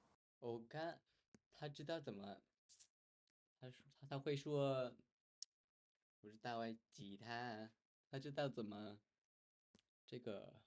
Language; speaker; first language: Chinese; non-native, learner; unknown